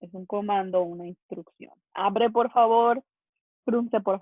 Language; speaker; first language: Spanish; non-native, fluent; English